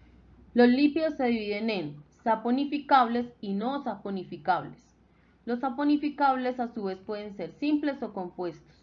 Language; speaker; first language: Spanish; native; Spanish